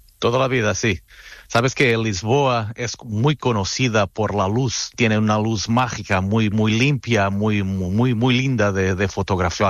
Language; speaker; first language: Spanish; non-native, fluent; Portuguese